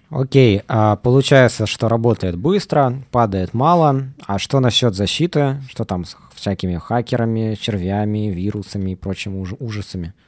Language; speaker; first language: Russian; native; Russian